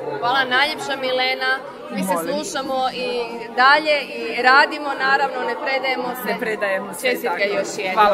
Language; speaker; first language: Croatian; native; Croatian